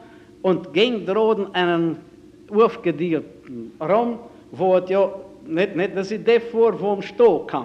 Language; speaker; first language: German; native; German